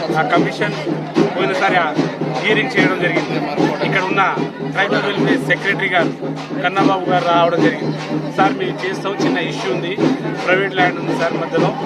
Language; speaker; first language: Telugu; non-native, local second language; Lambadi